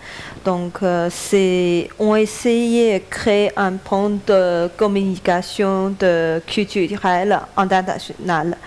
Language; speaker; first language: French; non-native, learner; Chinese